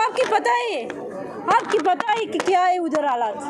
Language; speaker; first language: Hindi; non-native, fluent; Persian